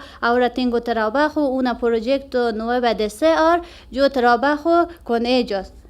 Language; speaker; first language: Spanish; non-native, learner; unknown